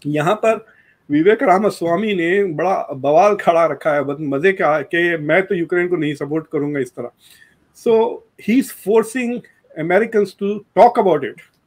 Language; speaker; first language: Hindi; non-native, local second language; Urdu